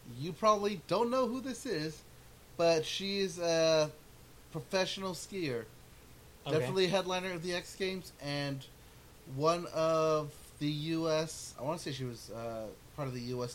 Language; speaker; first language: English; native; English